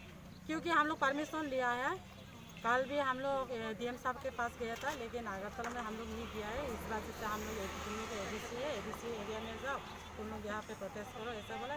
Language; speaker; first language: Hindi; non-native, local second language; Kok Borok